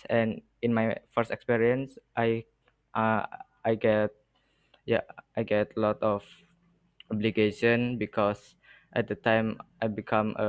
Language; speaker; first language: English; non-native, learner; Indonesian